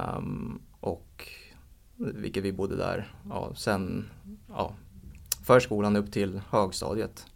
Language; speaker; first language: Swedish; early bilingual, heritage; Swedish